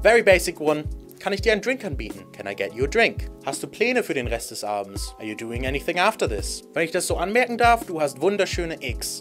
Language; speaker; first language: German; native; German